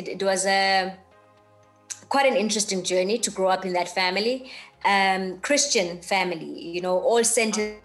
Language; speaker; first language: English; non-native, local second language; Xhosa